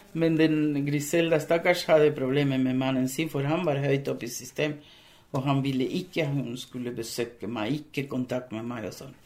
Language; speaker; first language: Norwegian; non-native, fluent; Spanish